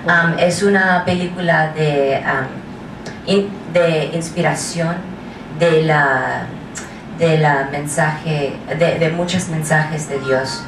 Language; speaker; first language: Spanish; non-native, learner; English